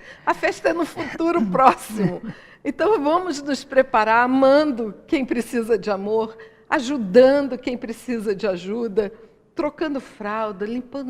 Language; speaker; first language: Portuguese; native; Portuguese